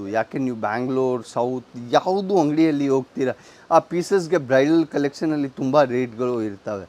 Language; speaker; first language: Kannada; non-native, fluent; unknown